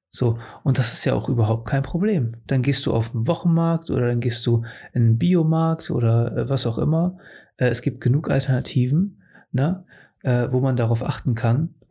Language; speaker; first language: German; early bilingual, other home language; Portuguese